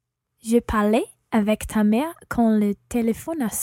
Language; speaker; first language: French; non-native, learner; English